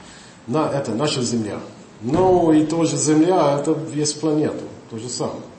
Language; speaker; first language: Russian; non-native, learner; English